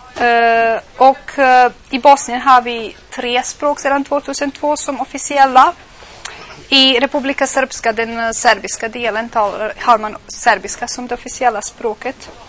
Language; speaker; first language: Swedish; non-native, fluent; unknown